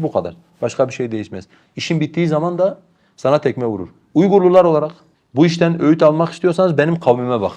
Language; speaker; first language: Turkish; non-native, local second language; Kurdish